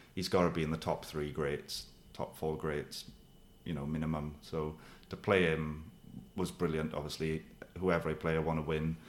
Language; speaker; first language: English; native; English